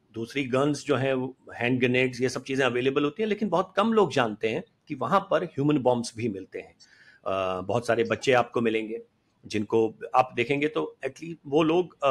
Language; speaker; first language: Hindi; native; Hindi